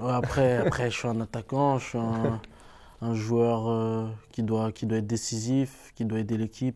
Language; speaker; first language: French; native; French